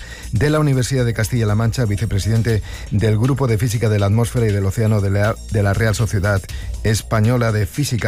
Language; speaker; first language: Spanish; native; Spanish